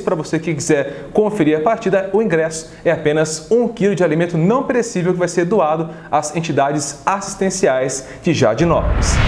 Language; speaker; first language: Portuguese; native; Portuguese